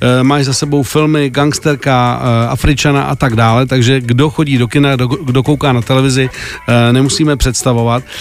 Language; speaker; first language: Czech; native; Czech